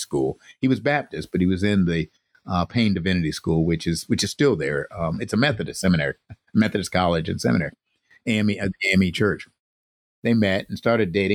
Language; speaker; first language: English; native; English